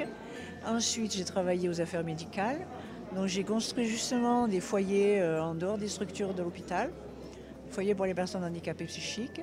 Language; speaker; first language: French; native; French